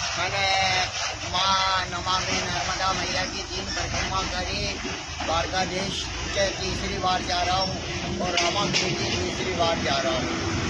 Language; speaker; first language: Hindi; native; Hindi